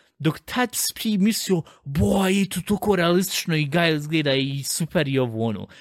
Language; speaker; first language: Bosnian; early bilingual, heritage; Bosnian